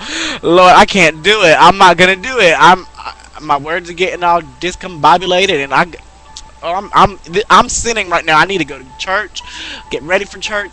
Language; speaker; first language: English; native; English